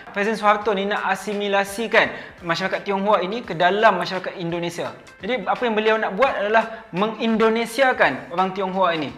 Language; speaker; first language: Malay; native; Malay